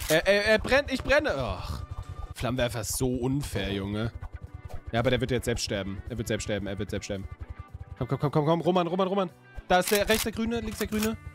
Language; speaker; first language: German; native; German